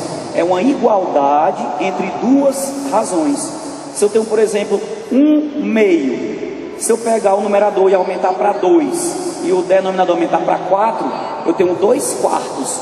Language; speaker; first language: Portuguese; native; Portuguese